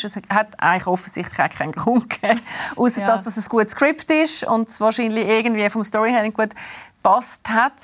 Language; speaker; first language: German; native; German